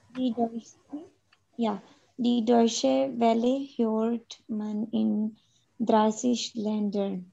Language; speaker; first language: German; non-native, learner; Urdu